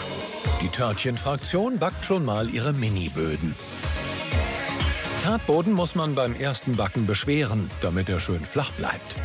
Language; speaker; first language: German; native; German